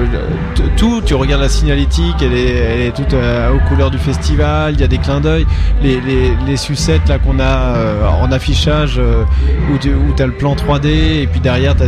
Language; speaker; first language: French; native; French